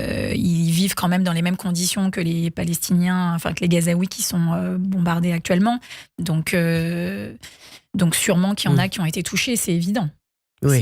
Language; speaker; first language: French; native; French